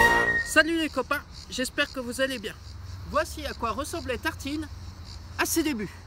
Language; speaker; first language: French; native; French